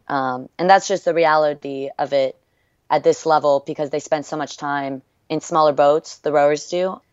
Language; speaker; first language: English; early bilingual, other home language; French